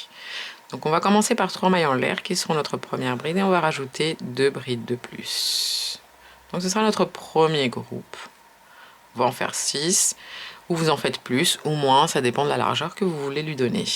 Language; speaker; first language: French; native; French